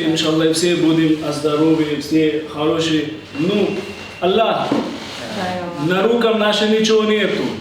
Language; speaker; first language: Russian; non-native, learner; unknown